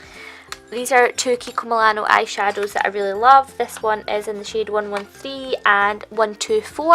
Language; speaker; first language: English; native; English